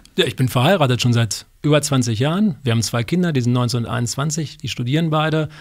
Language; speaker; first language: German; native; German